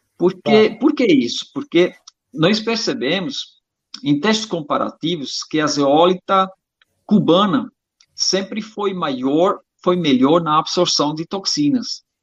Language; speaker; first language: Portuguese; non-native, fluent; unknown